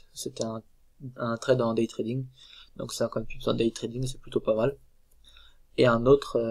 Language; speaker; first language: French; native; French